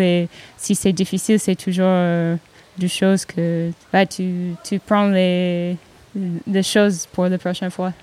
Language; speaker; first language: French; non-native, learner; English